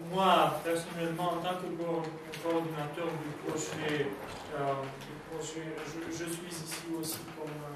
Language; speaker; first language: French; non-native, fluent; Romanian